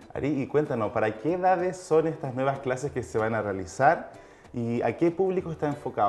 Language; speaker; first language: Spanish; native; Spanish